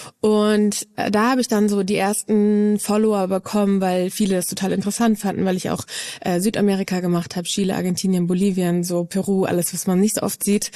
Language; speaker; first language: German; native; German